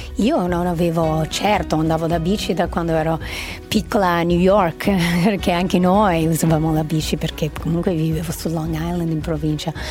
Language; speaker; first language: Italian; non-native, fluent; English